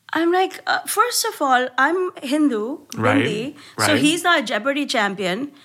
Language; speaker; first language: English; non-native, local second language; Gujarati